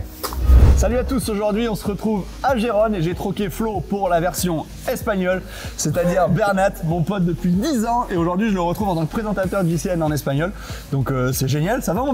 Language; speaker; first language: French; native; French